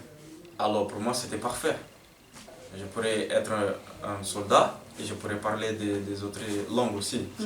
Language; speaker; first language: French; non-native, fluent; Portuguese